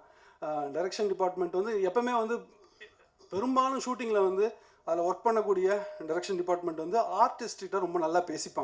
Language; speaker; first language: Tamil; native; Tamil